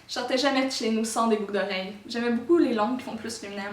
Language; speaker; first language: French; native; French